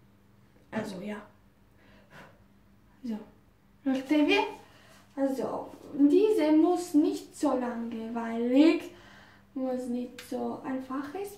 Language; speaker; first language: German; non-native, learner; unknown